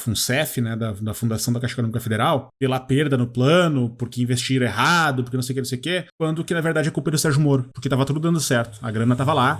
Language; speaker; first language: Portuguese; native; Portuguese